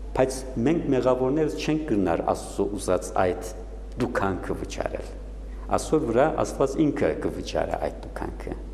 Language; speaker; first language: Armenian; native; Armenian